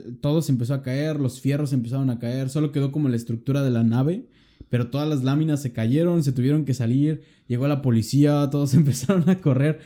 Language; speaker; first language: Spanish; native; Spanish